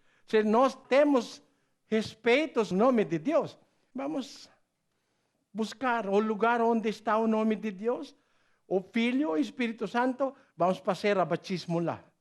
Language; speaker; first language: Portuguese; non-native, learner; Filipino